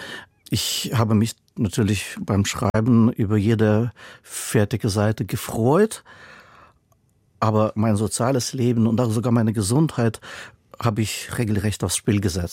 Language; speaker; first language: German; non-native, fluent; Russian